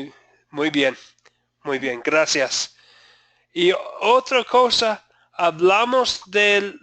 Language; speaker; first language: Spanish; non-native, fluent; English